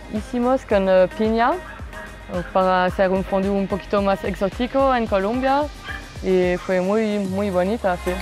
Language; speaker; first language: Spanish; non-native, learner; French